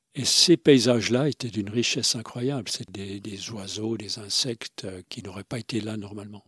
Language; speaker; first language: French; non-native, local second language; Swiss German